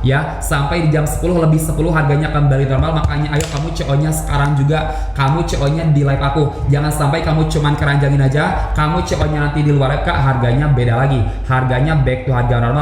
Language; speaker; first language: Indonesian; native; Indonesian